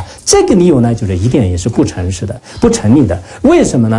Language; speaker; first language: Chinese; non-native, local second language; Tibetan